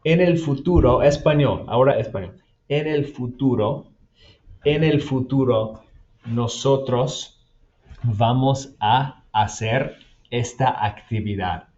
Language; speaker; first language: Spanish; non-native, fluent; English